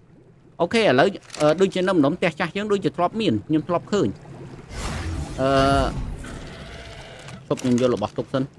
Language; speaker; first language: Khmer; native; Khmer